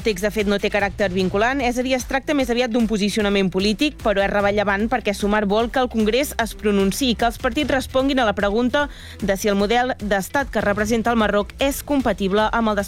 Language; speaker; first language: Catalan; native; Catalan